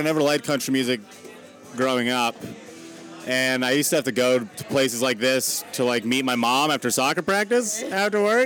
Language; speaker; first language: English; native; English